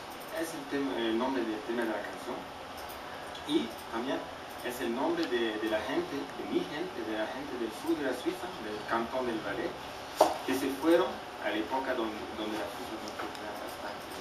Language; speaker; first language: Spanish; non-native, fluent; French